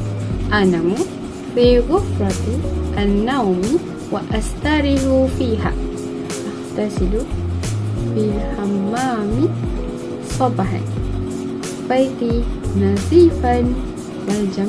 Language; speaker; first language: Arabic; non-native, learner; Malay